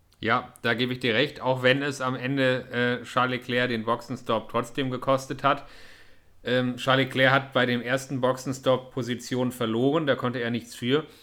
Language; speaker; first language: German; native; German